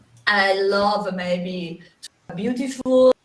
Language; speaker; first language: English; non-native, learner; Italian